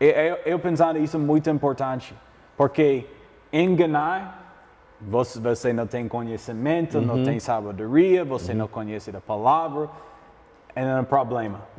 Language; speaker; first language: Portuguese; non-native, learner; English